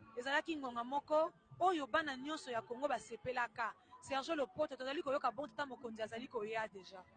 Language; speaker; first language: Lingala; native; Lingala